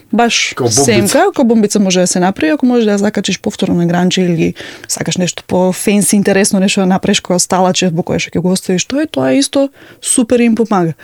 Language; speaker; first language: Macedonian; native; Macedonian